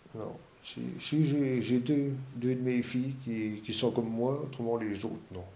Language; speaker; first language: French; native; French